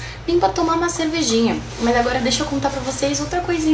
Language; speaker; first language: Portuguese; native; Portuguese